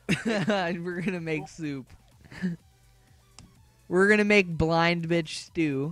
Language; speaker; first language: English; native; English